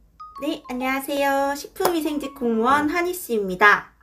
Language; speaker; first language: Korean; native; Korean